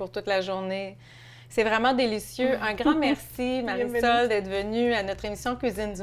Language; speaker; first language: French; native; French